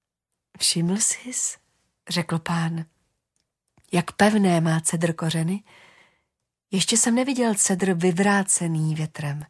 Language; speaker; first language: Czech; native; Czech